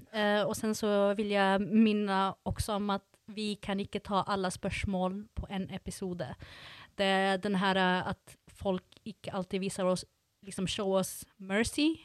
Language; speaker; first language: Norwegian; non-native, fluent; Swedish